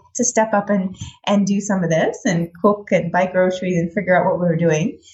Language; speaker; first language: English; native; English